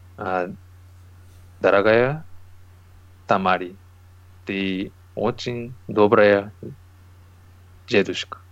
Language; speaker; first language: Russian; non-native, learner; Japanese